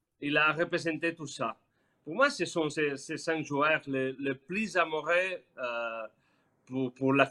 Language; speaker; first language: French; non-native, learner; Spanish